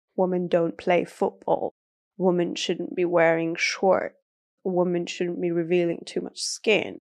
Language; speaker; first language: English; early bilingual, other home language; Persian